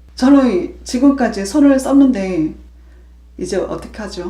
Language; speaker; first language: Korean; native; Korean